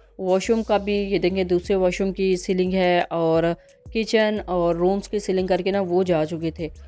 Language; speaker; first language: Urdu; non-native, local second language; Punjabi